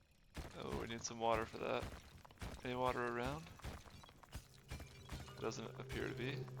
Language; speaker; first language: English; native; English